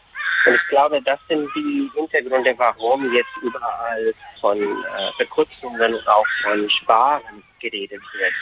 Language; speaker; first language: German; non-native, fluent; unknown